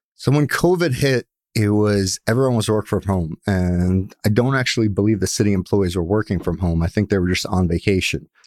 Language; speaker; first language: English; early bilingual, other home language; Russian